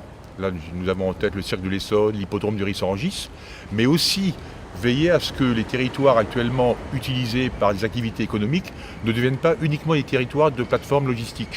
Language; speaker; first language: French; native; French